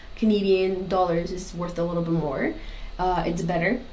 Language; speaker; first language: English; non-native, fluent; Spanish